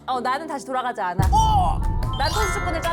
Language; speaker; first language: Korean; native; Korean